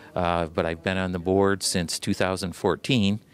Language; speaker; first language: English; native; English